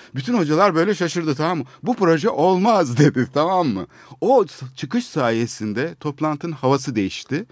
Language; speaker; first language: Turkish; native; Turkish